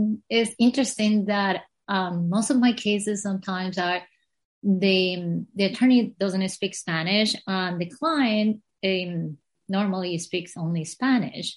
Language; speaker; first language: English; non-native, fluent; Spanish